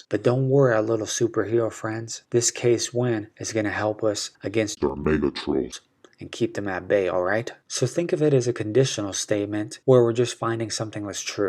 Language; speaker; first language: English; native; English